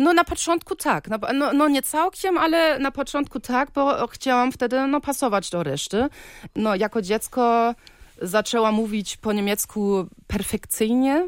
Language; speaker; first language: Polish; early bilingual, heritage; Polish